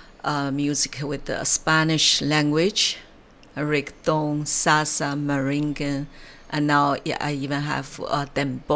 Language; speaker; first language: English; non-native, learner; Chinese